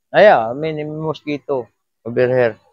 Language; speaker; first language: English; non-native, learner; Filipino